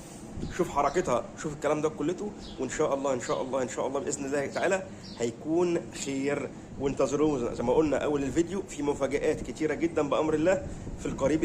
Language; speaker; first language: Arabic; native; Arabic